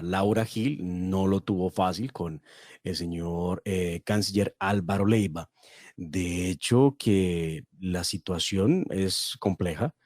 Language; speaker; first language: Spanish; native; Spanish